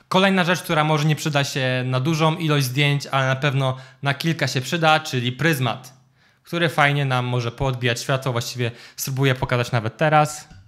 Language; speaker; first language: Polish; native; Polish